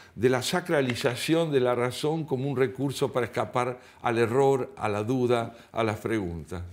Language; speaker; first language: Spanish; native; Spanish